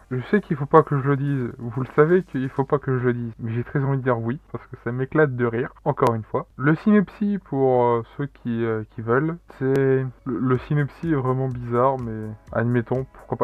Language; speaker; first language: French; native; French